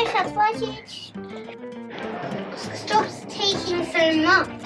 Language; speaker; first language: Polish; early bilingual, heritage; Polish